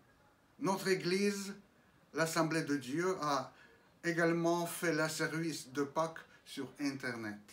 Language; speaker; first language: French; non-native, fluent; Russian